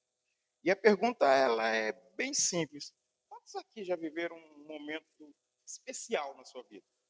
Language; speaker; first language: Portuguese; native; Portuguese